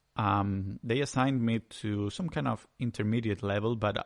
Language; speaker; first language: English; non-native, fluent; Spanish